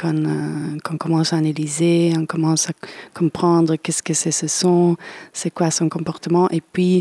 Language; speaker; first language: French; non-native, fluent; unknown